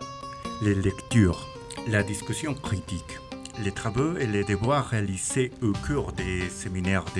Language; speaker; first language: French; non-native, fluent; Spanish